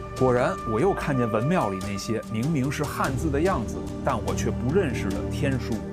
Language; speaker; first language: Chinese; native; Chinese